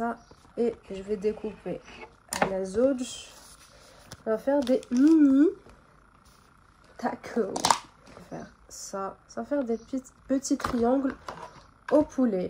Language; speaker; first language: French; native; French